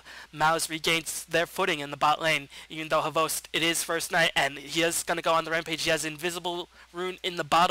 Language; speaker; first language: English; native; English